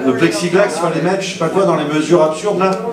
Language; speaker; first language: French; native; French